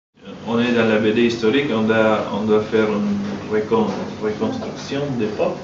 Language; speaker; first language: French; non-native, fluent; Spanish